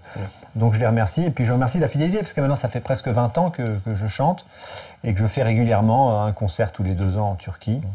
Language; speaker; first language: French; native; French